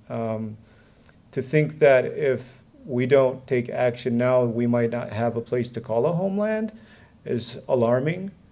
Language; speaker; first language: English; early bilingual, other home language; Assyrian Neo-Aramaic